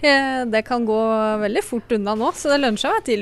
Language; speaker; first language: Norwegian; native; Norwegian